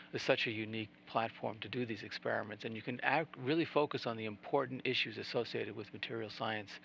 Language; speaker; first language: English; native; English